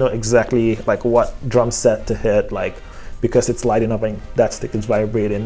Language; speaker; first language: English; non-native, local second language; Yoruba